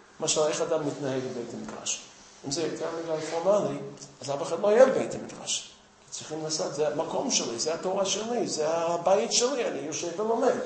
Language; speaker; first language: Hebrew; non-native, fluent; English